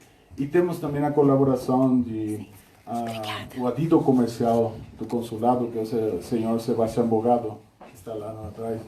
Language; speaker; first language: Portuguese; non-native, fluent; Spanish